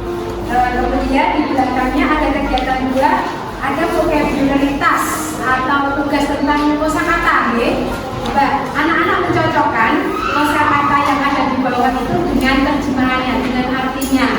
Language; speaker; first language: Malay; non-native, local second language; Javanese